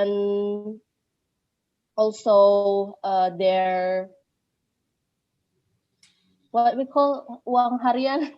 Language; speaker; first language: English; non-native, learner; Indonesian